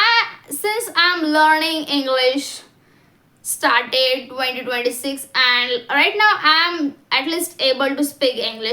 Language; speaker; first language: English; non-native, learner; Hindi